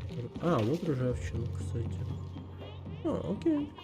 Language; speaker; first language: Russian; native; Russian